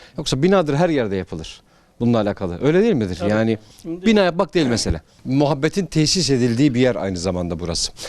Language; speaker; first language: Turkish; native; Turkish